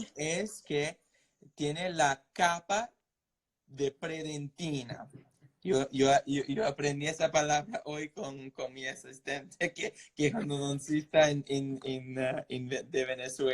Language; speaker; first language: Spanish; non-native, fluent; English